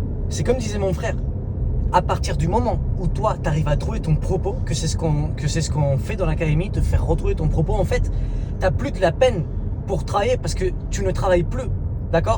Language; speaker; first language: French; native; French